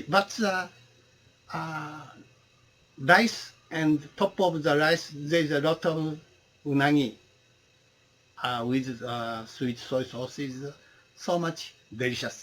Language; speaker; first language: English; non-native, learner; Japanese